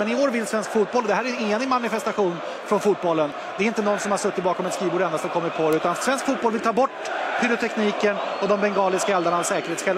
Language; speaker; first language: Swedish; native; Swedish